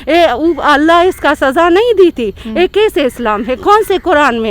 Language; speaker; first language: Hindi; non-native, learner; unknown